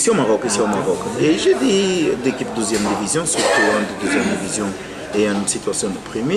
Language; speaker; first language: French; non-native, fluent; Portuguese